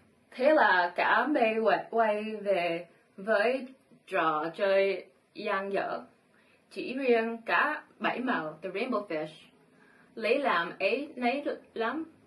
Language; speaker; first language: Vietnamese; early bilingual, heritage; Vietnamese